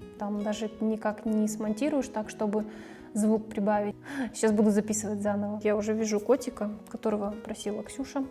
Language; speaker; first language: Russian; native; Russian